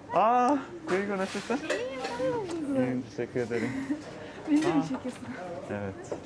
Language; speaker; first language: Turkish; non-native, fluent; Korean